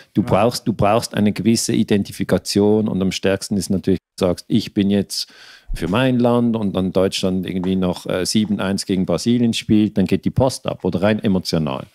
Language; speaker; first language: German; native; German